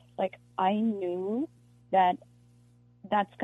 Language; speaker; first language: English; non-native, local second language; Afrikaans